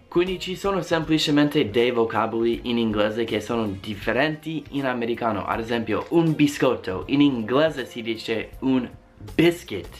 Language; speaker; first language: Italian; non-native, fluent; English